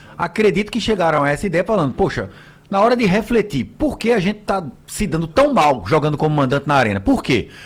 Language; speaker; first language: Portuguese; native; Portuguese